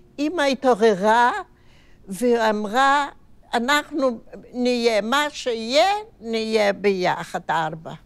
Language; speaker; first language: Hebrew; non-native, fluent; Yiddish